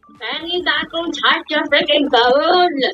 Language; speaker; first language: English; non-native, fluent; Thai